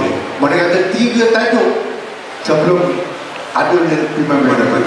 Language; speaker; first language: Malay; native; Malay